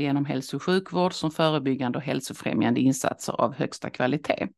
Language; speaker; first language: Swedish; native; Swedish